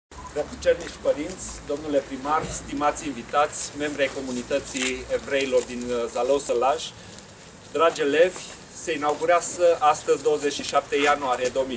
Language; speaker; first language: Romanian; native; Romanian